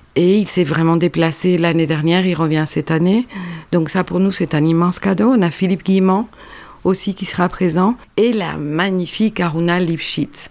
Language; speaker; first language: French; non-native, fluent; Spanish